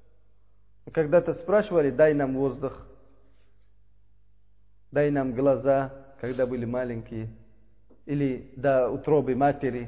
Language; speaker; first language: Russian; non-native, learner; Uzbek